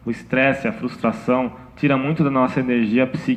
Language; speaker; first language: Portuguese; native; Portuguese